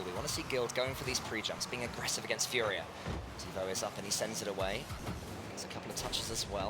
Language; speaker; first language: English; native; English